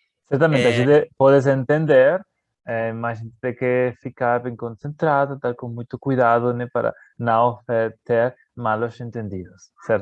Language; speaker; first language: Portuguese; non-native, fluent; Spanish